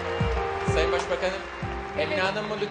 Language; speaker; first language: Turkish; native; Turkish